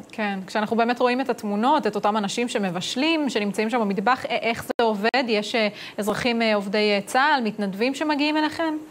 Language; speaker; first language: Hebrew; native; Hebrew